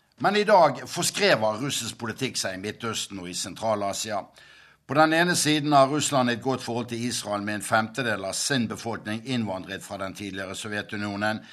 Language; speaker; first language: Norwegian; native; Norwegian